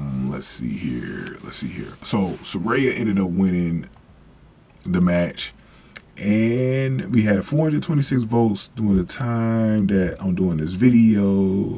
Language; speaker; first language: English; native; English